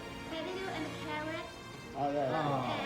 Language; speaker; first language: English; non-native, learner; Chinese